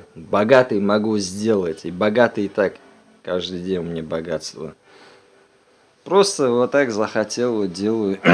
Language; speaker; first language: Russian; non-native, local second language; Uzbek